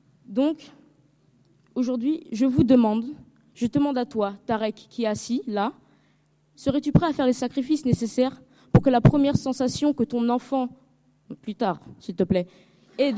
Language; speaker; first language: French; early bilingual, heritage; French